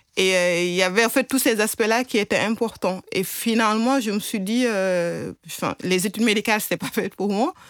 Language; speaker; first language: French; non-native, local second language; Wolof